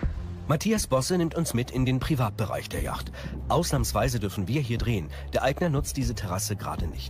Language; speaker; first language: German; native; German